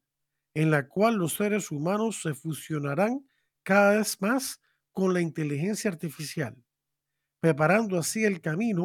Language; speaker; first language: Spanish; native; Spanish